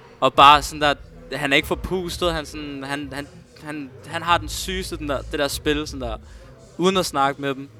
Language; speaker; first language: Danish; early bilingual, other home language; Spanish